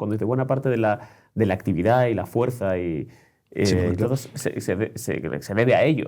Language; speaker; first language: Spanish; native; Spanish